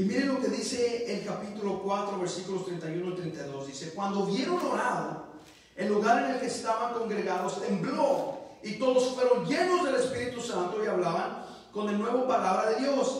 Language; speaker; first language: Spanish; early bilingual, heritage; Spanish